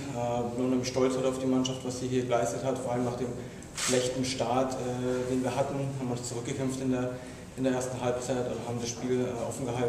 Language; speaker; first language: German; native; German